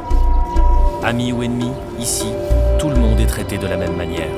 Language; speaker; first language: French; native; French